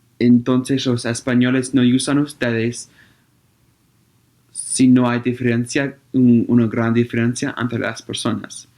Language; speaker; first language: Spanish; non-native, learner; English